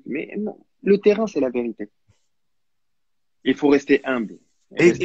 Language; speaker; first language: French; native; French